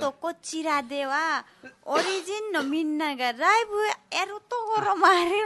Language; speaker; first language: Japanese; non-native, learner; Nepali